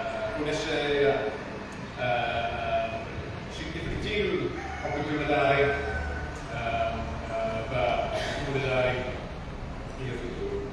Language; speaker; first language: Portuguese; non-native, local second language; Tetum